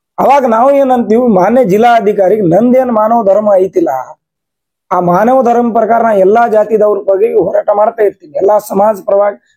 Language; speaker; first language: Kannada; non-native, local second language; Lambadi